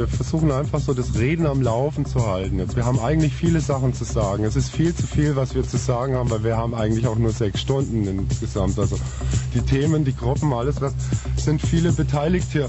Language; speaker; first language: German; native; German